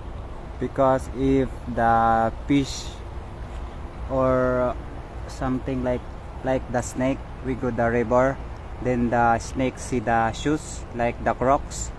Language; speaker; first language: English; non-native, learner; Filipino